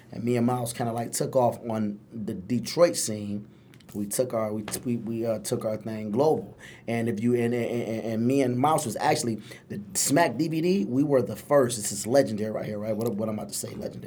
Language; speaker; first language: English; native; English